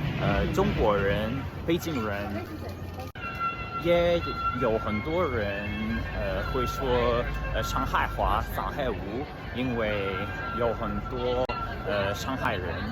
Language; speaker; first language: Chinese; non-native, learner; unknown